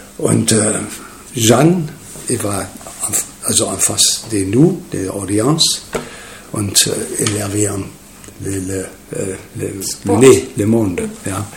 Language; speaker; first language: French; non-native, learner; German